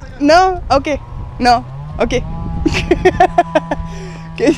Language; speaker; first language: Spanish; non-native, learner; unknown